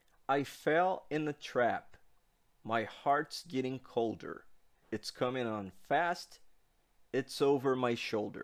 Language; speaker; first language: English; non-native, fluent; Portuguese